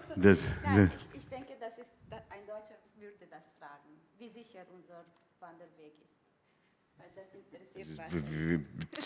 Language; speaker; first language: German; non-native, fluent; Romanian